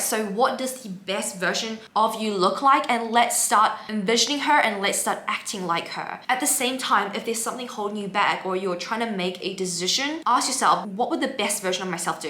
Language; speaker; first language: English; native; English